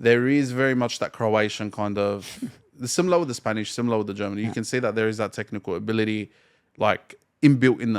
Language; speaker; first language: English; native; English